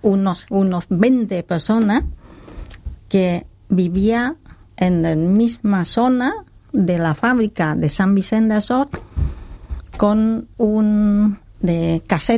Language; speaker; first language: Spanish; non-native, learner; Khmer